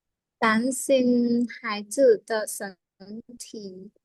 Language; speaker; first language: Chinese; non-native, learner; Khmer